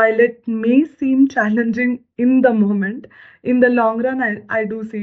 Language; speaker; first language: English; non-native, local second language; Marathi